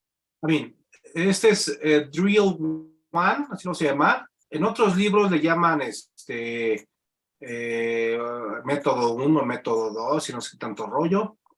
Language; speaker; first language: Spanish; native; Spanish